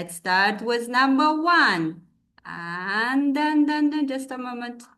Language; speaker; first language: English; non-native, fluent; Kazakh